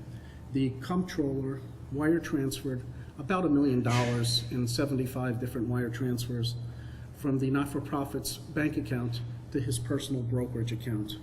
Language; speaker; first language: English; native; English